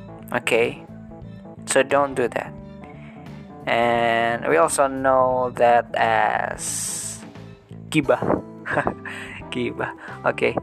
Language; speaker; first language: English; non-native, learner; Indonesian